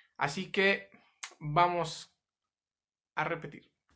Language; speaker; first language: Spanish; native; Spanish